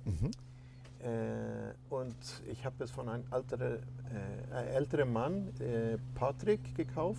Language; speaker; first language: German; non-native, fluent; Swedish